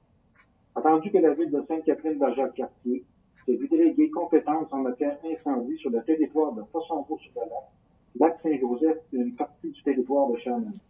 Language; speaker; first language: French; native; French